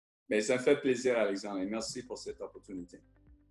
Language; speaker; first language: French; early bilingual, heritage; French